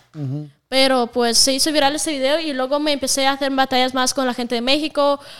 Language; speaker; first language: Spanish; non-native, fluent; Russian